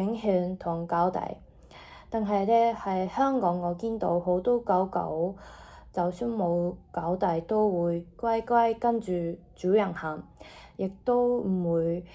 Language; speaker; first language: Cantonese; non-native, fluent; Japanese